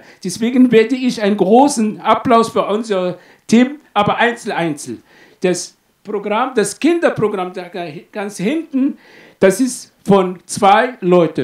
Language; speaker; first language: German; non-native, fluent; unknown